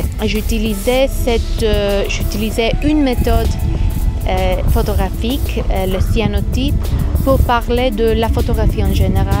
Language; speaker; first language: French; non-native, fluent; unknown